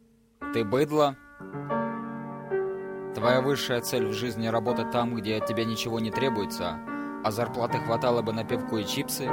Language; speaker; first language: Russian; native; Russian